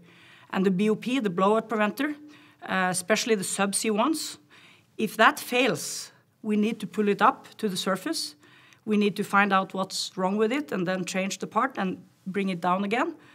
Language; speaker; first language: English; non-native, fluent; Norwegian